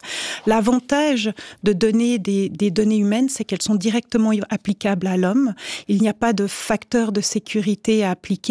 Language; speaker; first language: French; native; French